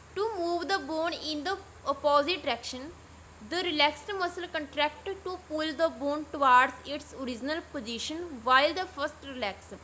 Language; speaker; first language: English; non-native, local second language; Punjabi